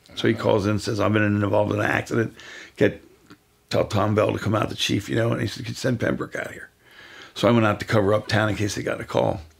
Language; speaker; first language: English; native; English